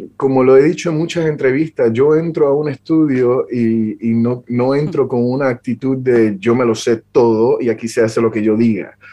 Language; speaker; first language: Spanish; native; Spanish